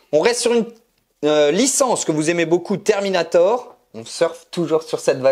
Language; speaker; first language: French; native; French